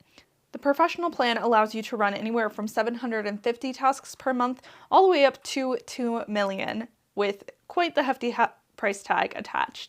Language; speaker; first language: English; native; English